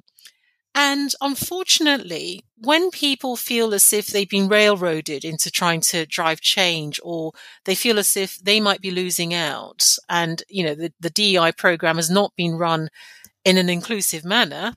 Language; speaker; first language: English; non-native, local second language; Yoruba